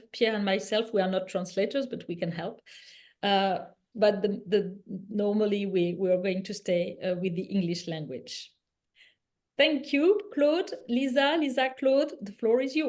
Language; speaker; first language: English; non-native, fluent; French